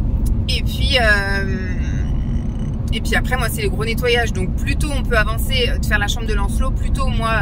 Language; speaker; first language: French; native; French